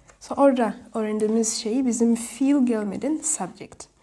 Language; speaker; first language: Turkish; non-native, fluent; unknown